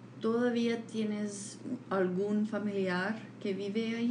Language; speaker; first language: Spanish; non-native, fluent; English